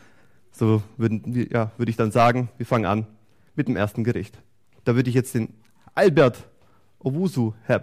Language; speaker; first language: German; native; German